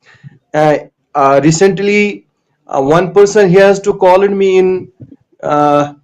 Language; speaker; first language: English; non-native, local second language; Kashmiri